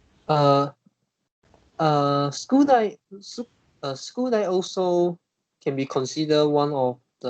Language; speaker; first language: English; non-native, learner; Chinese